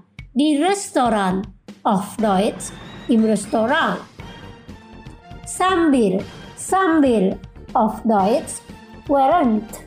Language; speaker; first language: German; non-native, fluent; Indonesian